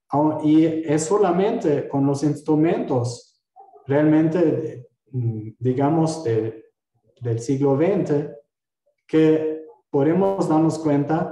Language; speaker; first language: Spanish; non-native, fluent; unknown